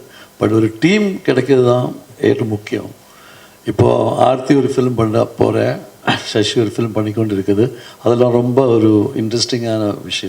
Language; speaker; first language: Tamil; non-native, fluent; Malayalam